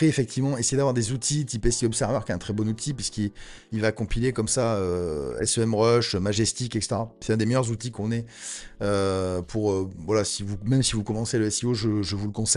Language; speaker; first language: French; native; French